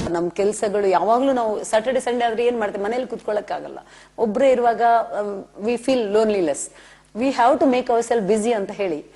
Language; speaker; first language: Kannada; non-native, local second language; Tulu